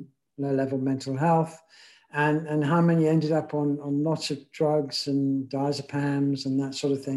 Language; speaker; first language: English; native; English